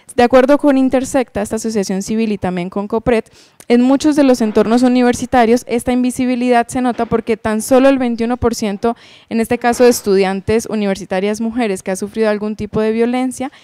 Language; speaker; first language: Spanish; native; Spanish